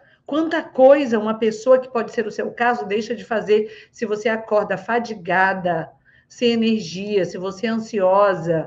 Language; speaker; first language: Portuguese; native; Portuguese